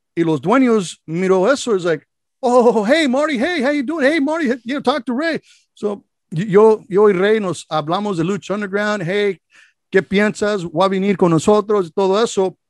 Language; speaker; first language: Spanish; non-native, learner; English